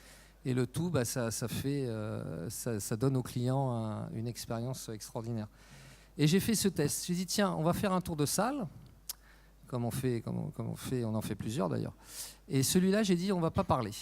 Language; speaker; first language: French; native; French